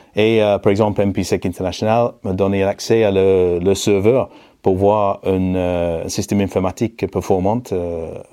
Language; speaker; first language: French; non-native, fluent; English